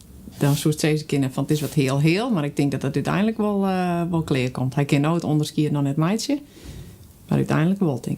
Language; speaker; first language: Dutch; native; Dutch